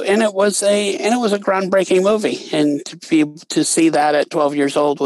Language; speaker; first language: English; native; English